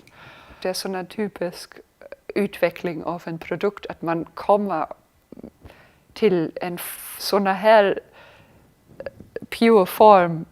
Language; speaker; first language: Swedish; non-native, fluent; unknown